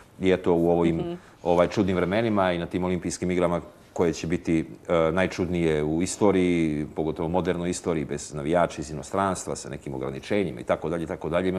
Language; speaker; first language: Croatian; native; Croatian